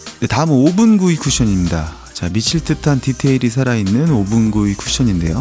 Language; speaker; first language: Korean; native; Korean